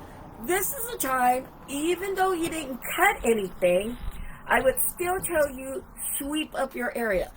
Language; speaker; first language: English; native; English